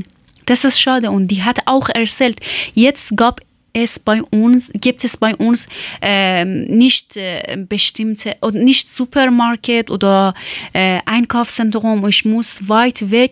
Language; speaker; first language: German; non-native, learner; Persian